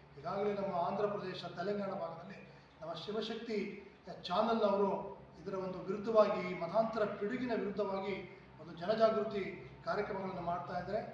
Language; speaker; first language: Kannada; non-native, local second language; Lambadi